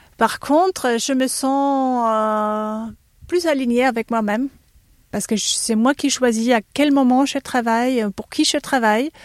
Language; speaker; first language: French; non-native, fluent; German